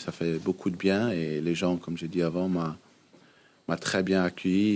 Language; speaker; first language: French; non-native, fluent; Danish